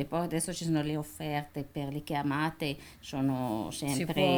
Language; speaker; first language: Italian; non-native, fluent; Arabic